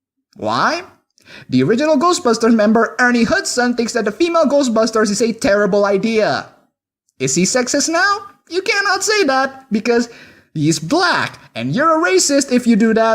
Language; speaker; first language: English; non-native, fluent; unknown